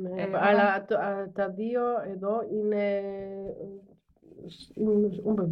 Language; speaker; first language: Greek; non-native, learner; German